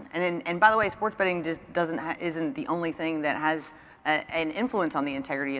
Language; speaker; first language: English; native; English